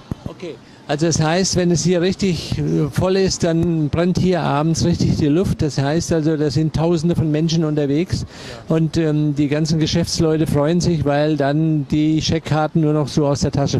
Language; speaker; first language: German; native; German